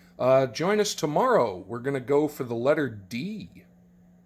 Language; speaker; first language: English; native; English